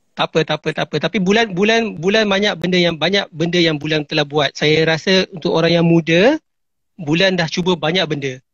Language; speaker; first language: Malay; native; Malay